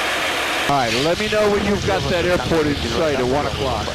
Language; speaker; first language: English; native; English